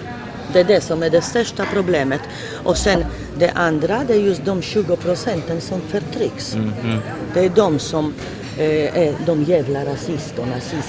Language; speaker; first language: Swedish; non-native, fluent; Polish